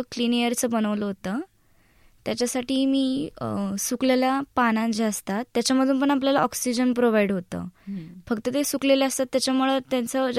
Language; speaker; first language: Marathi; native; Marathi